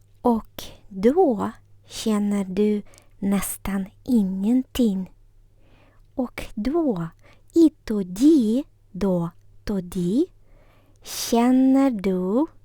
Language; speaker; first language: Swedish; non-native, fluent; Ukrainian